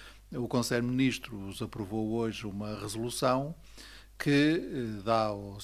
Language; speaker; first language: Portuguese; native; Portuguese